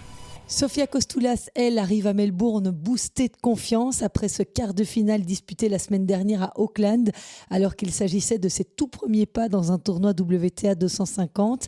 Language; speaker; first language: French; native; French